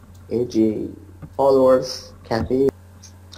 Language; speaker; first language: English; non-native, learner; Arabic